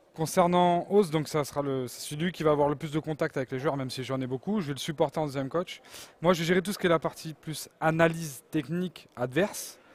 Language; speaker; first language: French; native; French